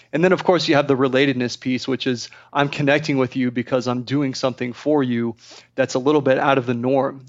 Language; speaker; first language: English; native; English